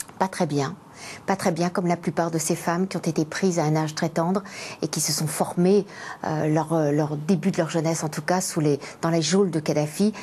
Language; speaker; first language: French; native; French